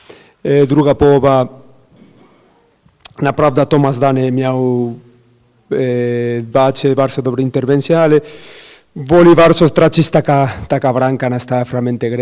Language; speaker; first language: Polish; non-native, learner; Spanish